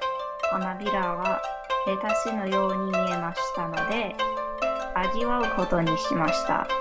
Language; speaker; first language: Japanese; non-native, learner; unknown